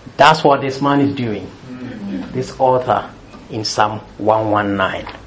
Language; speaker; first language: English; non-native, local second language; Akan